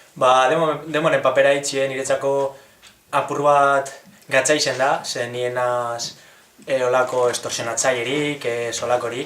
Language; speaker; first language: Basque; native; Basque